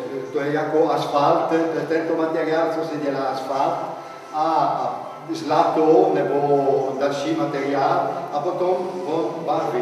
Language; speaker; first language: Czech; non-native, learner; Italian